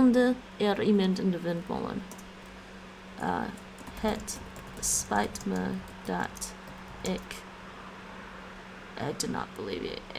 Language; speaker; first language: Dutch; non-native, learner; English